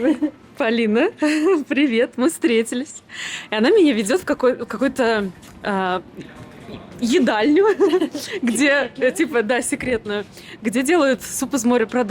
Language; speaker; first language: Russian; native; Russian